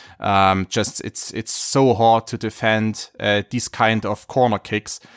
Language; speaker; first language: English; non-native, fluent; German